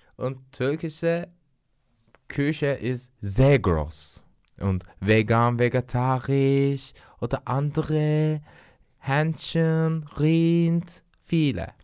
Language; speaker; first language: German; non-native, learner; Turkish